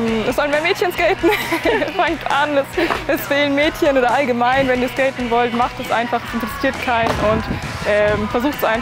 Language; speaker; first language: German; native; German